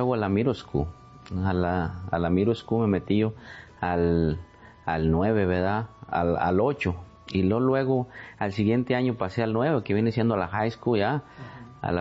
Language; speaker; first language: Spanish; native; Spanish